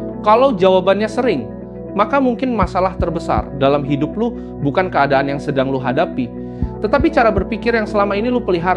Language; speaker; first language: Indonesian; native; Indonesian